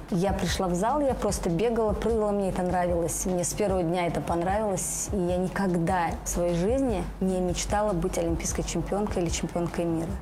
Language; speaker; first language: Russian; native; Russian